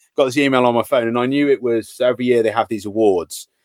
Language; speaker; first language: English; native; English